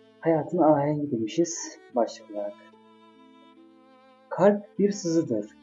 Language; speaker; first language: Turkish; native; Turkish